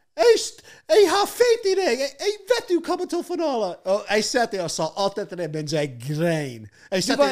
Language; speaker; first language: Norwegian; non-native, fluent; English